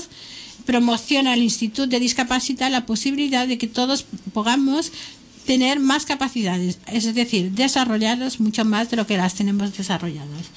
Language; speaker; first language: Spanish; native; Spanish